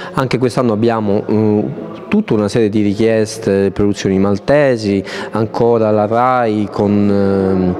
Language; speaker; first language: Italian; native; Italian